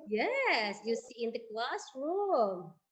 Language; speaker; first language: English; non-native, learner; Indonesian